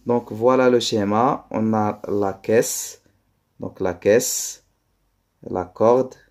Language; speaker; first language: French; non-native, local second language; Arabic